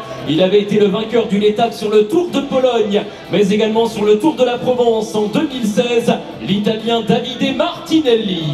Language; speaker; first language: French; native; French